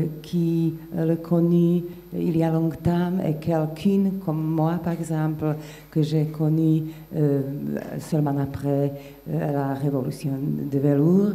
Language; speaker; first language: French; non-native, fluent; Slovak